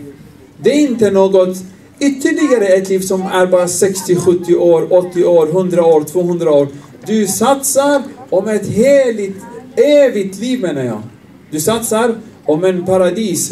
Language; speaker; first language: Swedish; non-native, fluent; Arabic